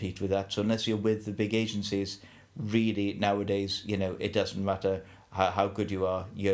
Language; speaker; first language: English; native; English